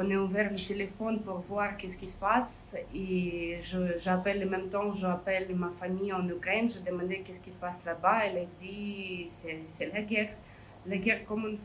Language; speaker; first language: French; non-native, learner; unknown